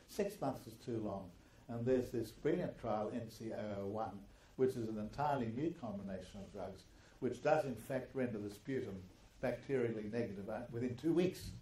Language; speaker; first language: English; early bilingual, other home language; German